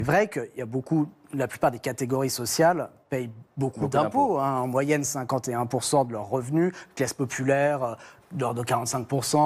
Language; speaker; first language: French; native; French